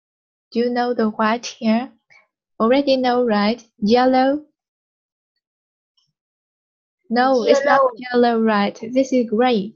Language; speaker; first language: English; non-native, learner; Vietnamese